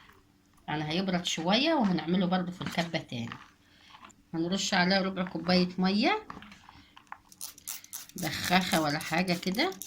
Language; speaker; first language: Arabic; native; Arabic